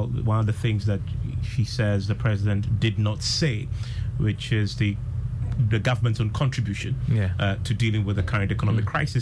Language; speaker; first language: English; non-native, local second language; Akan